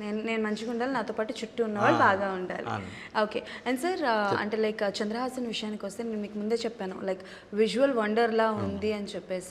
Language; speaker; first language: Telugu; native; Telugu